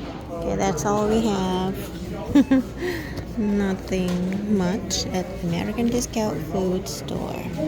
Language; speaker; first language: English; non-native, fluent; Thai